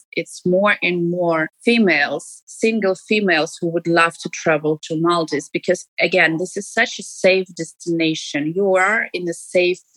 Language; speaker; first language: English; non-native, fluent; Ukrainian